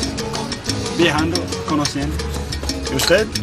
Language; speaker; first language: Spanish; non-native, learner; English